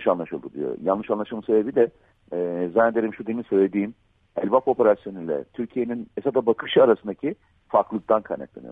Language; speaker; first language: Turkish; native; Turkish